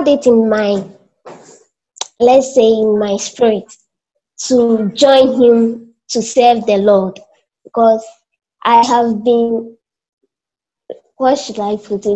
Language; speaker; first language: English; non-native, local second language; Akan